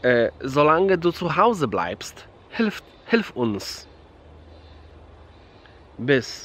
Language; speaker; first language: German; non-native, fluent; Polish